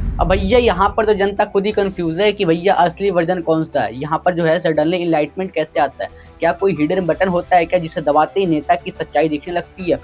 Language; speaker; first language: Hindi; native; Hindi